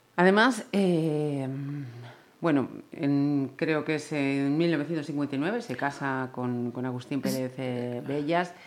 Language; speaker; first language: Spanish; native; Spanish